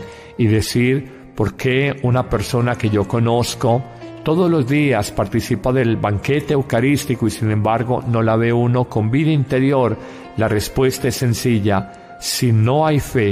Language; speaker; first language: Spanish; native; Spanish